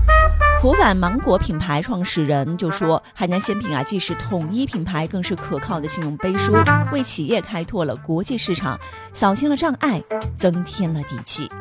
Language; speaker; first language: Chinese; native; Chinese